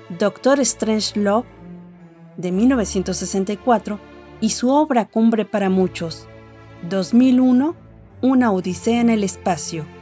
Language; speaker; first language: Spanish; native; Spanish